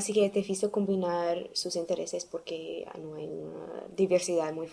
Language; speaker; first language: Spanish; non-native, learner; English